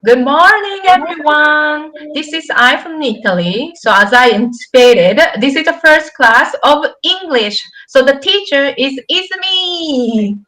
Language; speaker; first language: English; non-native, fluent; Japanese